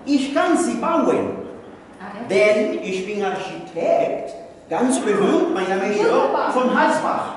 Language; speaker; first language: German; non-native, learner; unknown